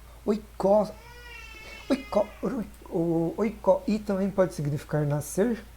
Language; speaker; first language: Portuguese; native; Portuguese